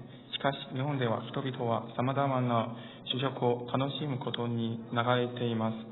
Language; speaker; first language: Japanese; non-native, fluent; Chinese